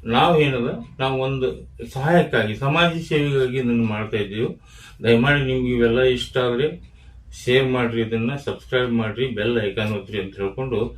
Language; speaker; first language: Kannada; native; Kannada